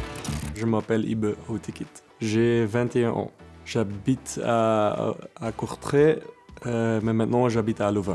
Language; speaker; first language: French; non-native, local second language; Dutch